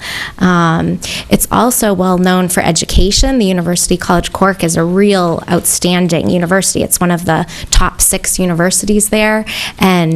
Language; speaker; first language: English; native; English